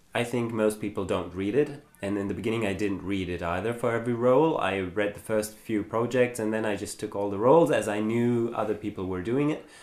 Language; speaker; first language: English; non-native, fluent; German